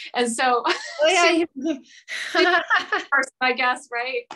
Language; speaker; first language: English; native; English